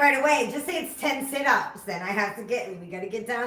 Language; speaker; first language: English; native; English